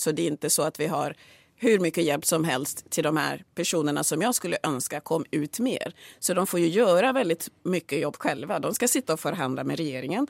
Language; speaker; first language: Swedish; early bilingual, other home language; Swahili